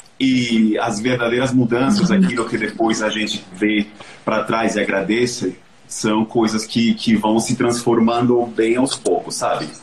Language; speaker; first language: Portuguese; non-native, fluent; Spanish